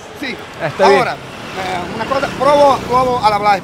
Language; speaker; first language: Spanish; non-native, learner; Portuguese